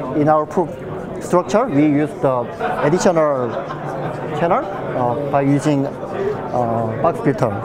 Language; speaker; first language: English; non-native, learner; Korean